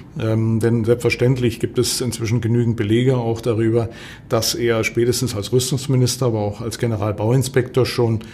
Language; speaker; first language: German; native; German